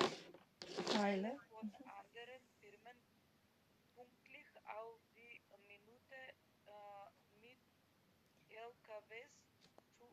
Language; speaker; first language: German; non-native, learner; Macedonian